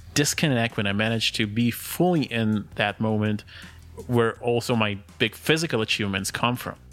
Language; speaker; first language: English; early bilingual, other home language; Russian